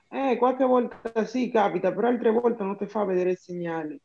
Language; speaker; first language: Italian; non-native, fluent; Spanish